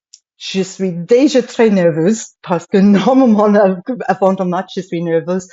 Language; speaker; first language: French; non-native, fluent; English